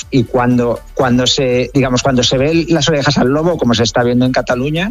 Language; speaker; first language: Spanish; native; Spanish